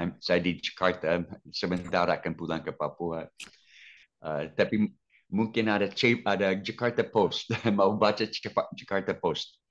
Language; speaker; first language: Indonesian; non-native, fluent; English